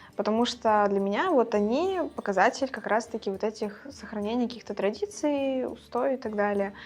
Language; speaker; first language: Russian; native; Russian